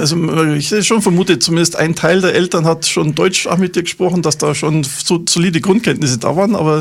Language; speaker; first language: German; native; German